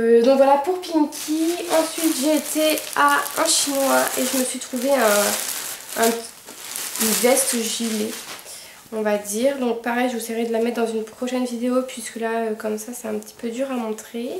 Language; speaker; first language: French; native; French